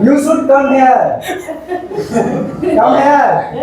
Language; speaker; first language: English; non-native, learner; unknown